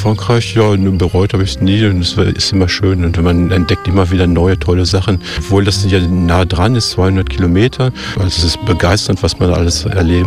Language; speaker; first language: German; native; German